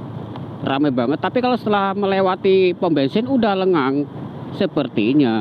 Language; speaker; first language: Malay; non-native, local second language; Javanese